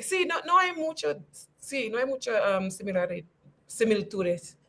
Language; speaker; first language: Spanish; non-native, fluent; English